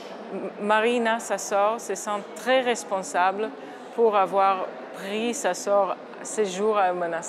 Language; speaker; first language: French; non-native, fluent; Hebrew